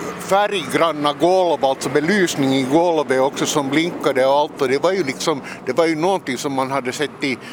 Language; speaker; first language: Swedish; native; Swedish